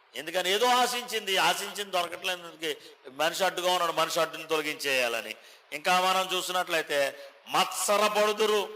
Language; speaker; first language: Telugu; native; Telugu